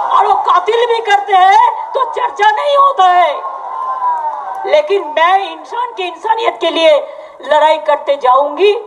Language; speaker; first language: Hindi; non-native, local second language; Bangla